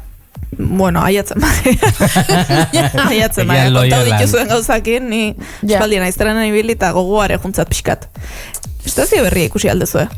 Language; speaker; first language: Basque; native; Basque